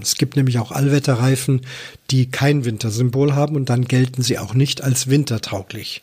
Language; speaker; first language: German; native; German